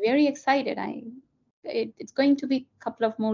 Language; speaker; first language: English; non-native, local second language; Hindi